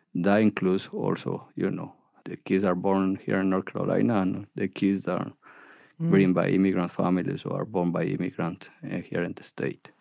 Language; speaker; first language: English; non-native, fluent; Spanish